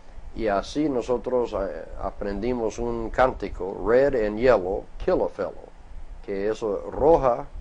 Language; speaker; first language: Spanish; non-native, fluent; English